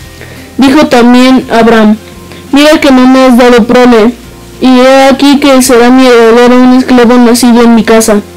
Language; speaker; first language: Spanish; native; Spanish